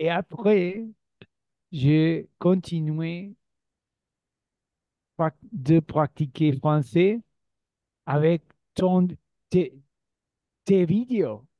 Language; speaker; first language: French; non-native, learner; Spanish